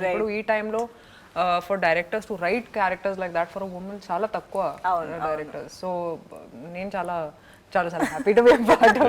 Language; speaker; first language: Telugu; non-native, fluent; Hindi